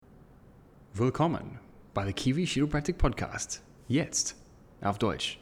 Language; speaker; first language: German; non-native, learner; English